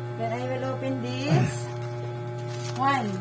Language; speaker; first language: English; non-native, local second language; Filipino